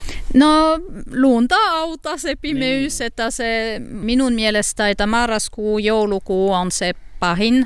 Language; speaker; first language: Finnish; non-native, learner; French